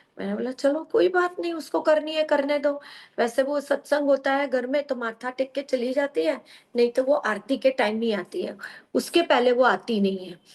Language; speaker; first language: Hindi; non-native, local second language; Gujarati